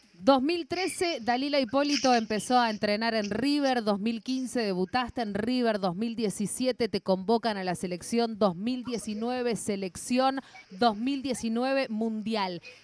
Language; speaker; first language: Spanish; native; Spanish